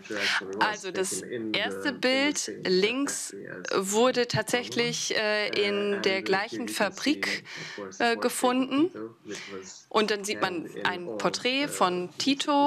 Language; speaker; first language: German; non-native, fluent; Russian